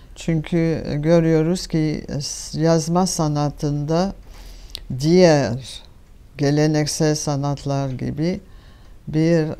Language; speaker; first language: Turkish; non-native, fluent; French